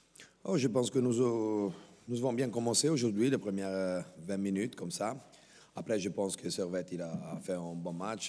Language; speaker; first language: French; non-native, local second language; Italian